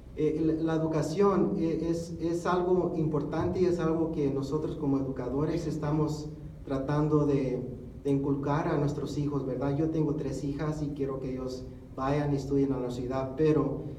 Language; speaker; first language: Spanish; early bilingual, heritage; Spanish